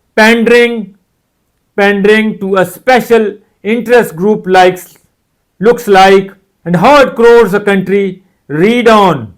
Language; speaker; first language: English; non-native, local second language; Punjabi